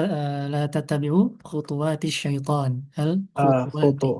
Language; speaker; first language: Arabic; non-native, fluent; Indonesian